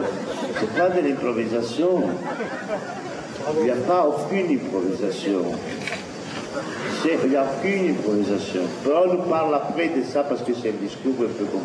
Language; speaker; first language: French; non-native, fluent; Italian